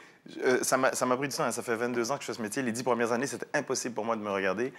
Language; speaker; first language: French; native; French